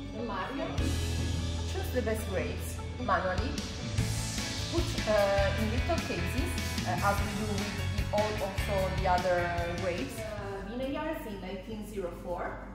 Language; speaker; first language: English; non-native, fluent; Italian